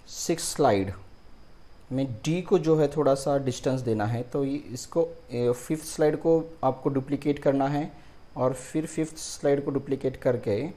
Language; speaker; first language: Hindi; non-native, local second language; Marathi